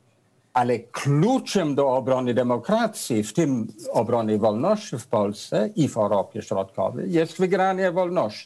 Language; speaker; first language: Polish; non-native, fluent; English